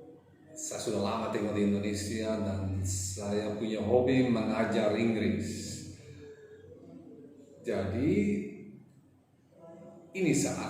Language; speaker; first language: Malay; non-native, fluent; English